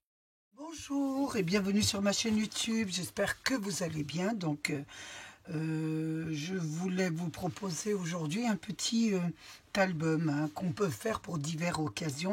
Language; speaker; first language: French; native; French